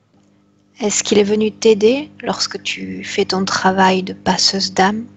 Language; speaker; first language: French; native; French